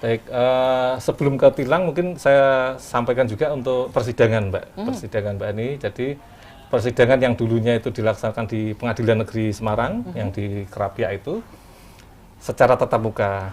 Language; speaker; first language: Indonesian; native; Indonesian